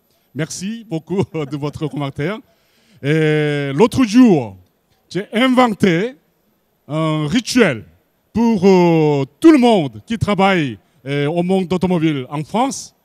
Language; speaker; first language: French; non-native, learner; Korean